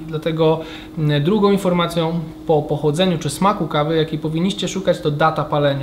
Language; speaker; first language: Polish; native; Polish